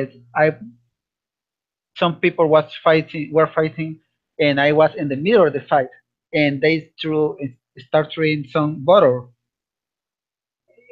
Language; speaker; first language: English; non-native, learner; Spanish